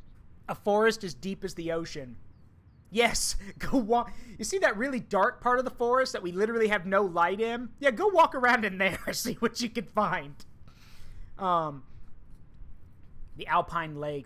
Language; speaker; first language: English; native; English